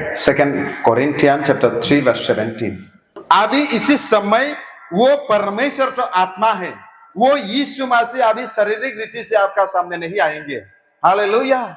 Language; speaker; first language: Hindi; non-native, local second language; Assamese